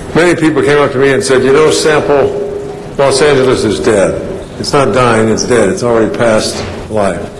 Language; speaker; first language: English; native; English